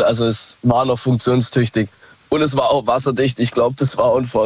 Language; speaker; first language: German; native; German